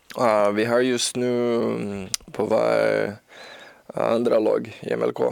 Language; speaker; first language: Swedish; non-native, learner; Portuguese